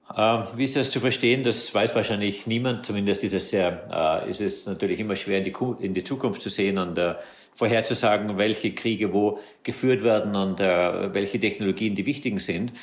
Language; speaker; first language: German; native; German